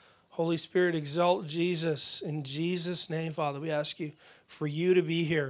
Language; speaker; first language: English; early bilingual, other home language; Ukrainian